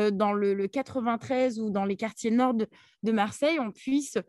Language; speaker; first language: French; early bilingual, other home language; Arabic